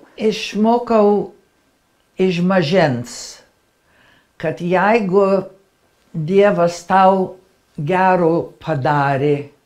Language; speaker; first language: Lithuanian; early bilingual, heritage; Lithuanian